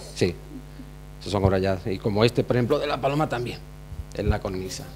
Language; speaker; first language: Spanish; native; Spanish